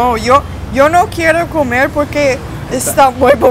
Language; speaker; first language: Spanish; non-native, learner; English